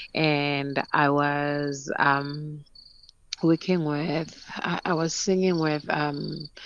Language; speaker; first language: English; non-native, local second language; Northern Sotho